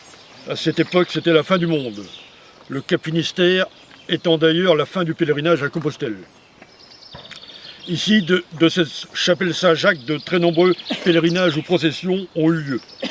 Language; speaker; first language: French; native; French